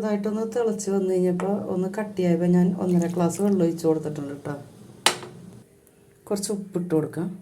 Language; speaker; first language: Malayalam; native; Malayalam